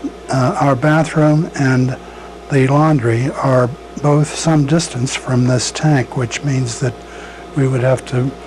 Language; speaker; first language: English; native; English